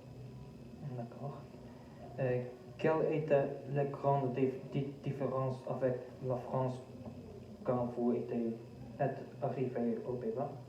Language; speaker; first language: French; non-native, fluent; Dutch